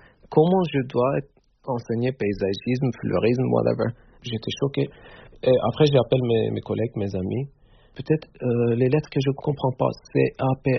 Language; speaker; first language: French; non-native, fluent; Turkish